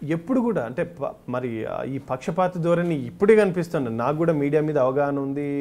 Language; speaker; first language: Telugu; native; Telugu